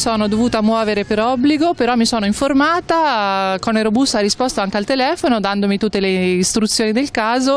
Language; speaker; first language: Italian; native; Italian